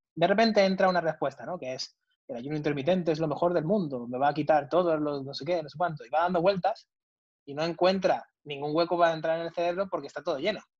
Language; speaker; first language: Spanish; native; Spanish